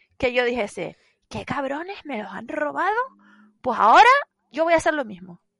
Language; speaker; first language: Spanish; native; Spanish